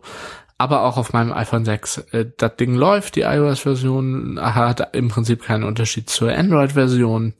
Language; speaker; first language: German; native; German